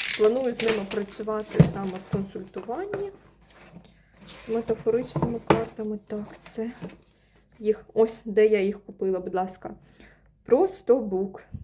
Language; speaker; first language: Ukrainian; non-native, local second language; Russian